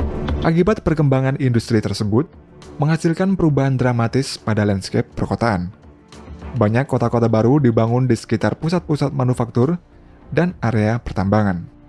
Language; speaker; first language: Indonesian; native; Indonesian